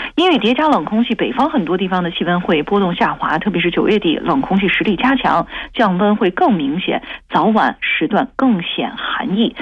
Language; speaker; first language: Chinese; native; Chinese